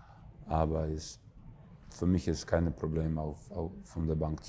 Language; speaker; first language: German; non-native, fluent; Croatian